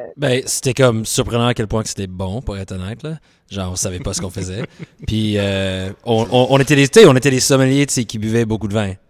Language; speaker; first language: French; native; French